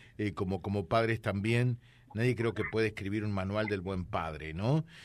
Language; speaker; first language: Spanish; native; Spanish